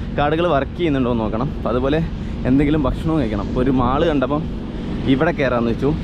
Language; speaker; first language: English; non-native, local second language; Malayalam